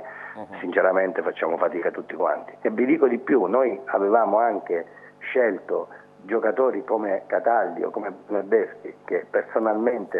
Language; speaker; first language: Italian; native; Italian